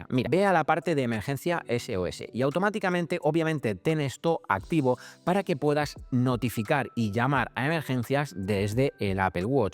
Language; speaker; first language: Spanish; native; Spanish